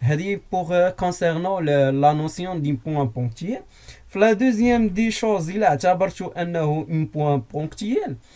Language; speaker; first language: French; non-native, local second language; Arabic